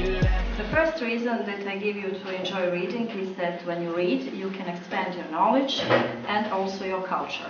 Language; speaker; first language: English; non-native, fluent; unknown